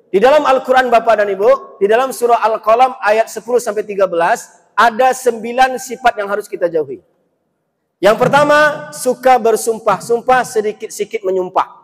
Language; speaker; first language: Indonesian; non-native, local second language; Minangkabau